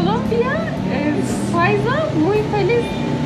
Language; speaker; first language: Spanish; non-native, learner; Turkish